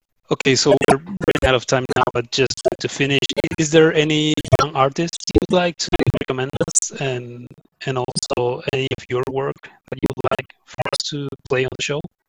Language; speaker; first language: English; non-native, fluent; Spanish